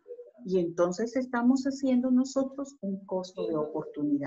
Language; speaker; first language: Spanish; native; Spanish